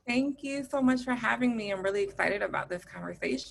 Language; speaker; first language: English; native; English